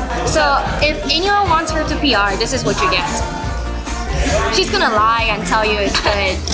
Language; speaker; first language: English; non-native, fluent; Japanese